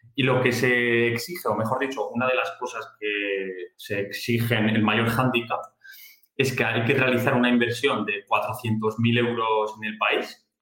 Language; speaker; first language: Spanish; native; Spanish